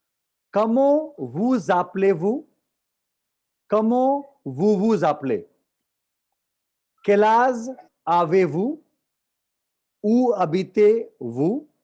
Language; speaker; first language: French; non-native, learner; Hindi